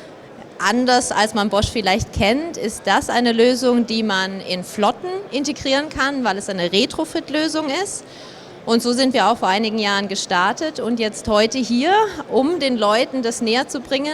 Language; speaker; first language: German; native; German